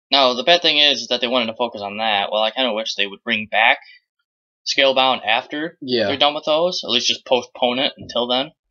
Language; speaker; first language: English; native; English